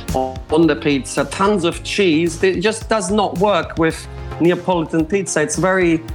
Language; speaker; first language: English; non-native, fluent; Croatian